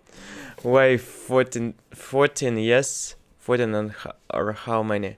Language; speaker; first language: English; non-native, learner; Russian